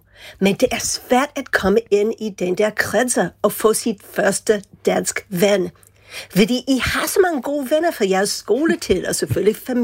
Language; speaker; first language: Danish; non-native, fluent; English